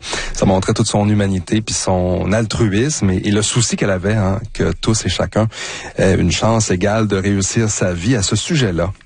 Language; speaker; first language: French; native; French